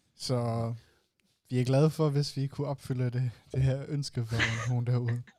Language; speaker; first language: Danish; non-native, local second language; German